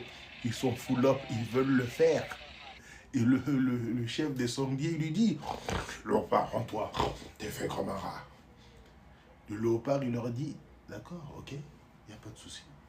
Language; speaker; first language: French; native; French